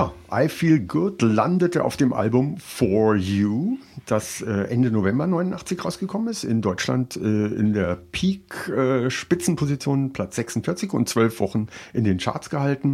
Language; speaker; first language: German; native; German